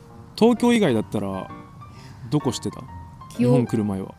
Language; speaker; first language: Japanese; native; Japanese